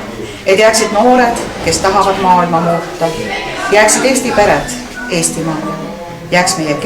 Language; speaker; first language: Estonian; native; Estonian